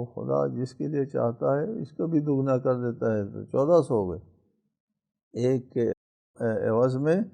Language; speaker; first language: Urdu; native; Urdu